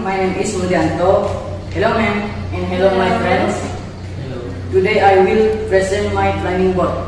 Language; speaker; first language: English; non-native, learner; Indonesian